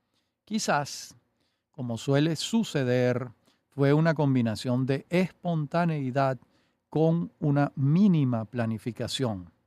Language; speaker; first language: Spanish; native; Spanish